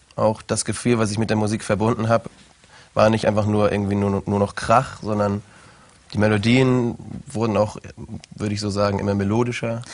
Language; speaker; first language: German; native; German